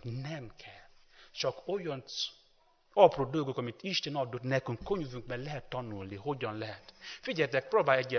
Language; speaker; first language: Hungarian; non-native, learner; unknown